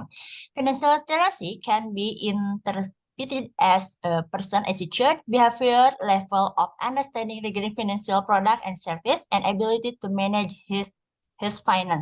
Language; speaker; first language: English; non-native, learner; Indonesian